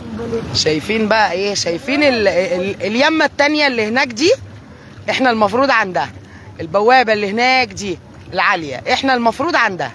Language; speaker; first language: Arabic; native; Arabic